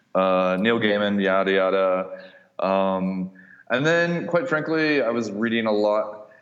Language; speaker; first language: English; native; English